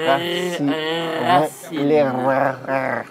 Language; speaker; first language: French; non-native, learner; English